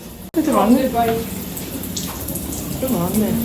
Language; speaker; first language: Russian; native; Russian